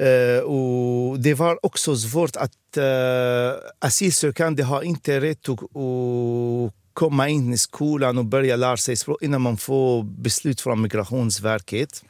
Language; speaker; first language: Swedish; non-native, fluent; Arabic